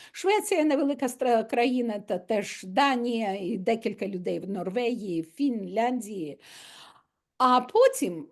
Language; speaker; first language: Ukrainian; non-native, local second language; Russian